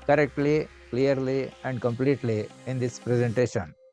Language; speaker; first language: English; non-native, local second language; Kannada